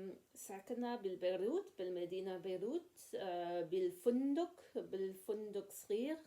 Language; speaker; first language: Arabic; non-native, learner; English